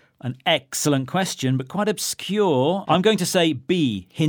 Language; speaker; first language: English; native; English